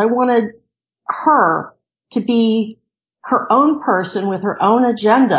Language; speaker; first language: English; native; English